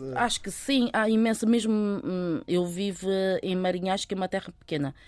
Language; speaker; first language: Portuguese; early bilingual, other home language; Chinese